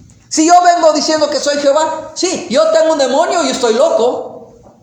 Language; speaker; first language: Spanish; non-native, fluent; English